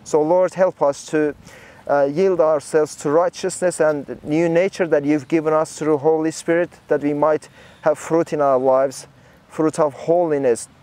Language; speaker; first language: English; non-native, fluent; Persian